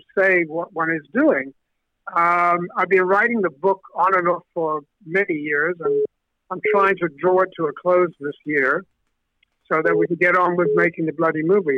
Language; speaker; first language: English; native; English